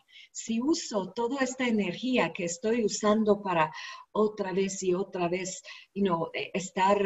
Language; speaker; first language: Spanish; non-native, learner; English